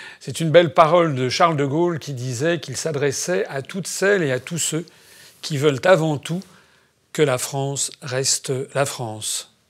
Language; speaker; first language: French; native; French